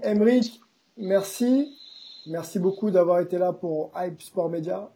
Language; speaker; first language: French; native; French